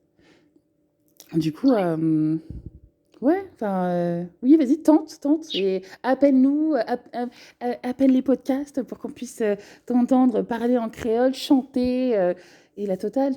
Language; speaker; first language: French; native; French